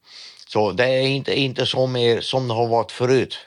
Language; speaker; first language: Swedish; non-native, learner; Dutch